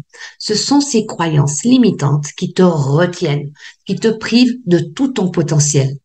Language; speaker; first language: French; native; French